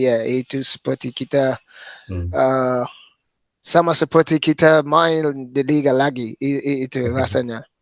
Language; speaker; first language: Indonesian; non-native, fluent; English